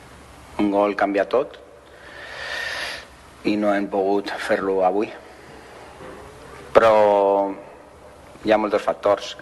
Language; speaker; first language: Catalan; non-native, fluent; Spanish